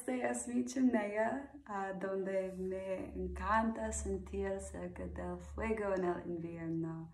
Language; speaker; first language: Spanish; non-native, learner; English